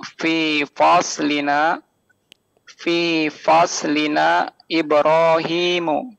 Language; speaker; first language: Arabic; non-native, learner; Indonesian